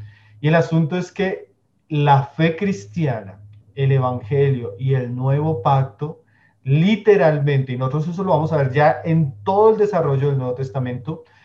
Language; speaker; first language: Spanish; native; Spanish